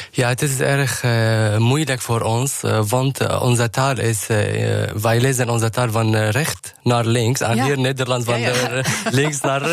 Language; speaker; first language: Dutch; non-native, learner; Arabic